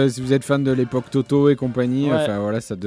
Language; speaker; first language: French; native; French